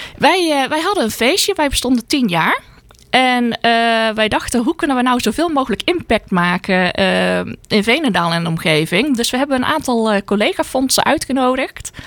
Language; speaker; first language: Dutch; native; Dutch